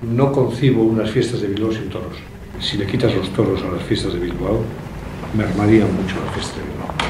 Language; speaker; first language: Spanish; non-native, local second language; Basque